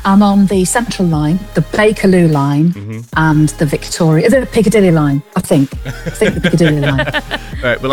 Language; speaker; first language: English; native; English